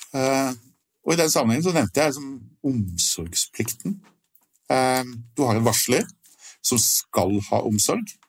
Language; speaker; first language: Norwegian; native; Norwegian